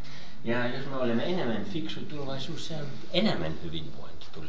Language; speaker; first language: Finnish; non-native, learner; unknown